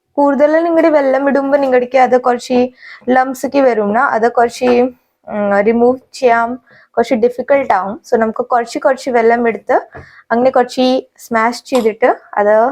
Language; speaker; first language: Malayalam; non-native, learner; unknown